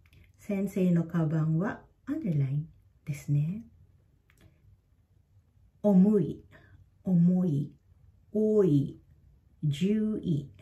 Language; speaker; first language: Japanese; non-native, fluent; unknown